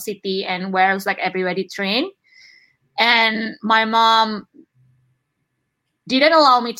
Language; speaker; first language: English; non-native, fluent; Indonesian